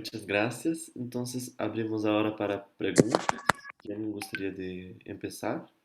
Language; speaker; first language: Spanish; non-native, learner; Portuguese